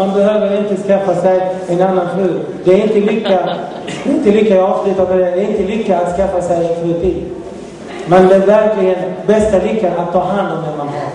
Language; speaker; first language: Swedish; non-native, fluent; Arabic